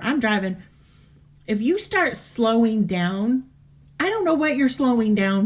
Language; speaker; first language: English; native; English